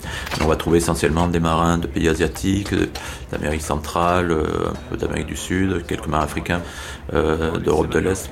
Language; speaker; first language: French; native; French